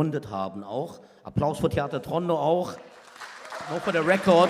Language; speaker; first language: German; non-native, fluent; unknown